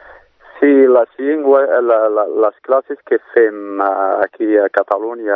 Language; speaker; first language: Catalan; non-native, fluent; Berber languages